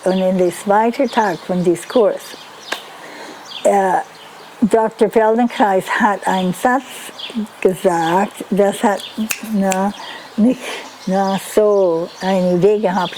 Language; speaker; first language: German; non-native, learner; English